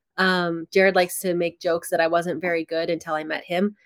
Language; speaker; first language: English; native; English